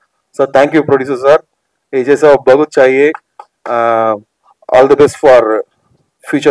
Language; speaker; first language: Hindi; non-native, local second language; Telugu